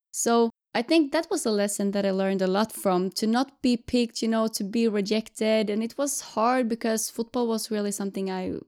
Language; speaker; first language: English; non-native, fluent; Swedish